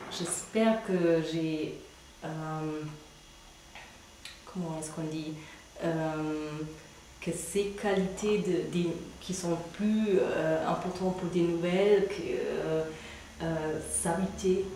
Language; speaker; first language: French; non-native, fluent; German